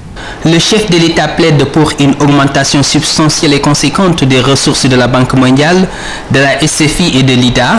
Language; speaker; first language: French; non-native, local second language; Wolof